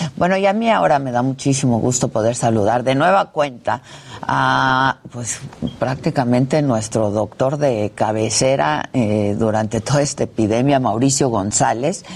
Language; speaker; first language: Spanish; native; Spanish